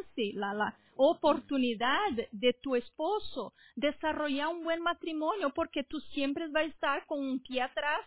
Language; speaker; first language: Spanish; non-native, fluent; Portuguese